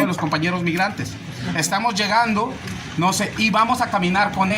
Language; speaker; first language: Spanish; native; Spanish